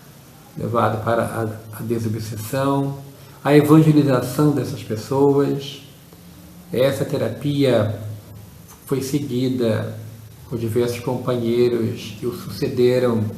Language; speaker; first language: Portuguese; native; Portuguese